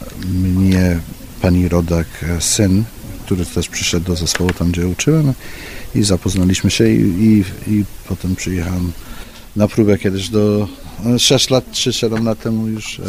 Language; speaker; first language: Polish; early bilingual, heritage; Polish